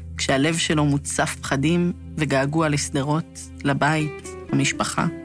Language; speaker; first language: Hebrew; native; Hebrew